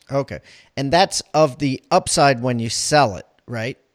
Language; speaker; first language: English; native; English